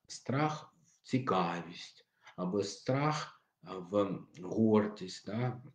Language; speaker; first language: Ukrainian; non-native, local second language; Russian